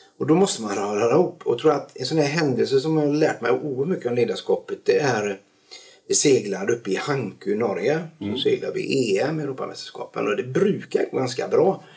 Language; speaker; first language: Swedish; native; Swedish